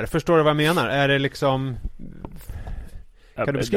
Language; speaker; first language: Swedish; native; Swedish